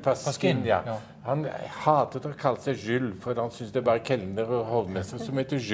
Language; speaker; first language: Norwegian; early bilingual, heritage; Norwegian